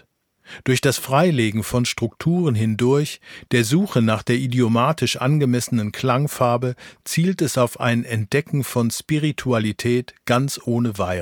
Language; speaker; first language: German; native; German